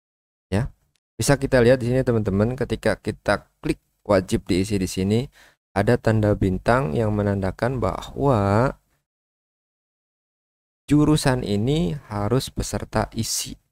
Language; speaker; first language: Indonesian; native; Indonesian